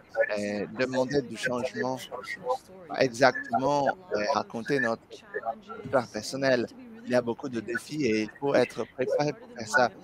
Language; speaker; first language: French; non-native, learner; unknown